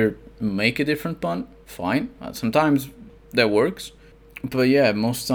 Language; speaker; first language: English; non-native, fluent; Portuguese